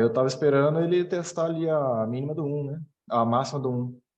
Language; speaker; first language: Portuguese; native; Portuguese